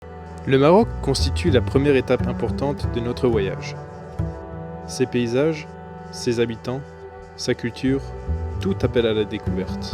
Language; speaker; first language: French; native; French